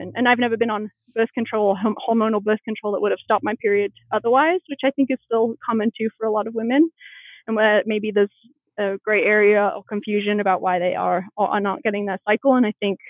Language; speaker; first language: English; native; English